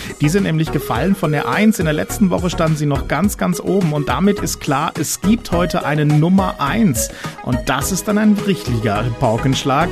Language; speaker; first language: German; native; German